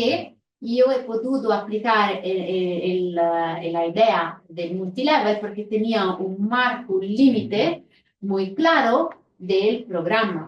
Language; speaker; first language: Spanish; non-native, fluent; Italian